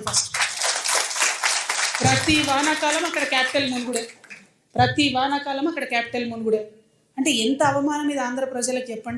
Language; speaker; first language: Telugu; native; Telugu